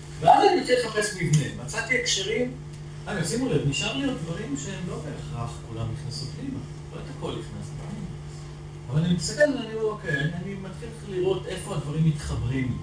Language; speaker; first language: Hebrew; native; Hebrew